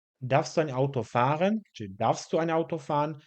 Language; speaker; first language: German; non-native, fluent; Polish